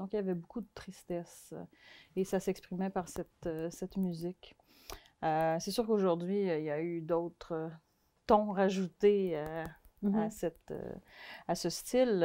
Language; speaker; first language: French; non-native, fluent; Portuguese